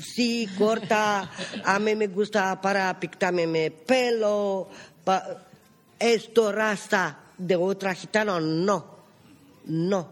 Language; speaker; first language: Spanish; non-native, learner; Romany